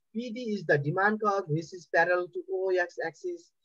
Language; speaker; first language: English; non-native, local second language; Nepali